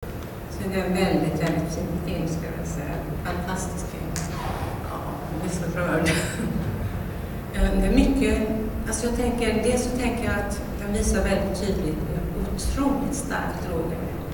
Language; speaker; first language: Swedish; native; Swedish